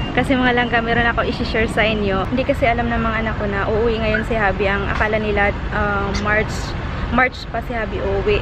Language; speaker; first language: Filipino; non-native, local second language; Cebuano